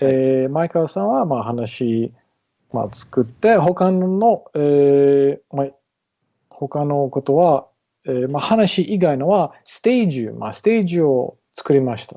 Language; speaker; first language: Japanese; non-native, learner; English